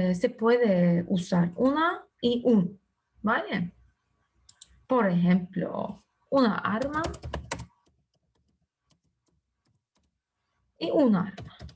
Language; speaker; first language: Spanish; non-native, fluent; Turkish